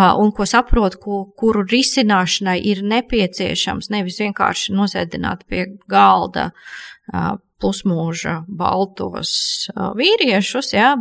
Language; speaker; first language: Latvian; native; Latvian